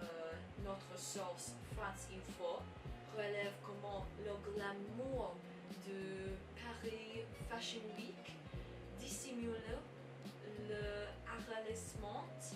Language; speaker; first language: French; non-native, learner; English